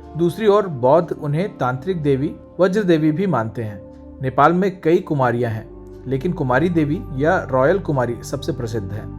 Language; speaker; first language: Hindi; native; Hindi